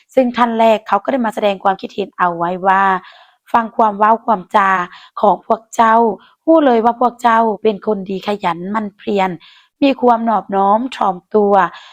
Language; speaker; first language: Thai; non-native, local second language; Lao